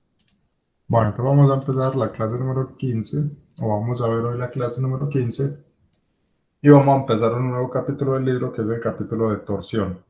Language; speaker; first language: Spanish; native; Spanish